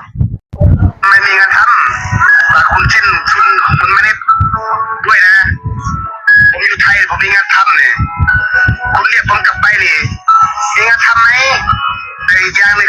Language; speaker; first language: Thai; non-native, learner; Khmer